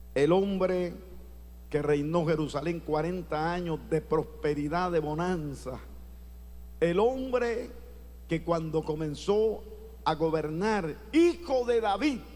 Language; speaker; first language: Spanish; native; Spanish